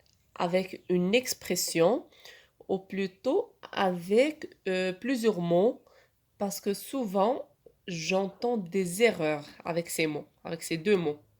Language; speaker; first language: French; non-native, local second language; Arabic